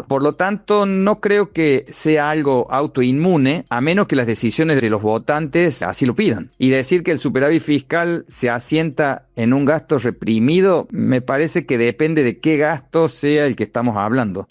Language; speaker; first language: Spanish; native; Spanish